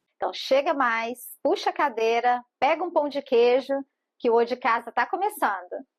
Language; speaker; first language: Portuguese; native; Portuguese